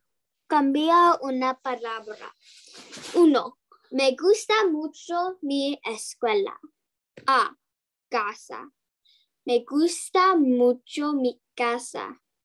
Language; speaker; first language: Spanish; non-native, learner; English